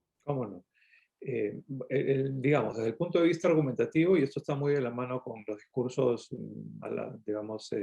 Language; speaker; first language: Spanish; native; Spanish